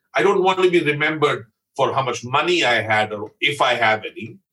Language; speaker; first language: English; non-native, local second language; Punjabi